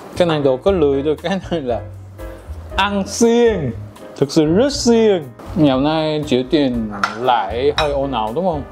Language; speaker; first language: Vietnamese; non-native, fluent; Korean